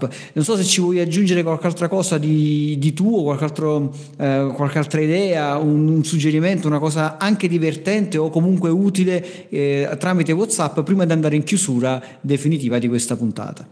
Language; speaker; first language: Italian; native; Italian